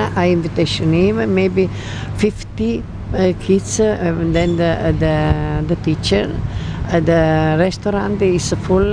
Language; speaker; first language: English; non-native, learner; Italian